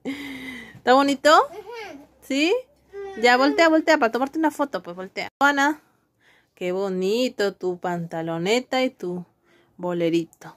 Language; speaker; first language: Spanish; native; Spanish